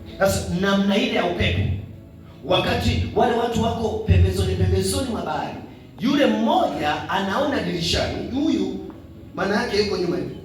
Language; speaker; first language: Swahili; native; Swahili